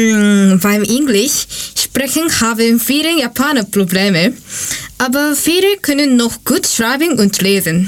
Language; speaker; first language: German; non-native, fluent; Japanese